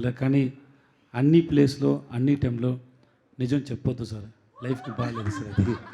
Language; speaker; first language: Telugu; non-native, learner; Tamil